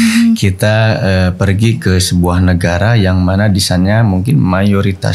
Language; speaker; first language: Indonesian; native; Indonesian